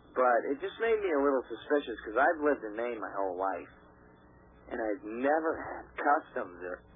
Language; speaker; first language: English; native; English